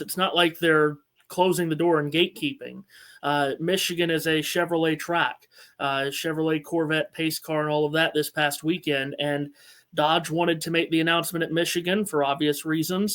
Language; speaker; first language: English; native; English